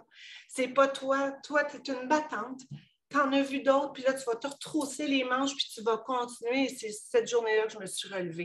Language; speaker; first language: French; native; French